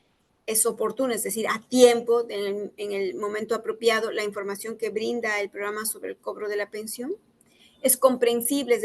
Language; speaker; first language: Spanish; native; Spanish